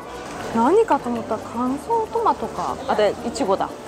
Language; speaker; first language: Japanese; native; Japanese